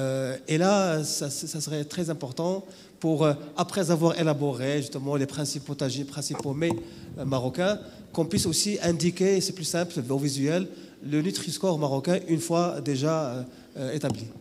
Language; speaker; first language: French; non-native, local second language; Arabic